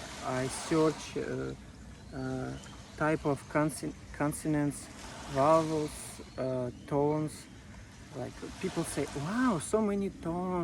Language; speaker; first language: English; non-native, learner; Russian